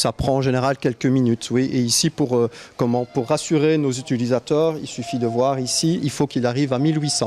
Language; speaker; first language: French; native; French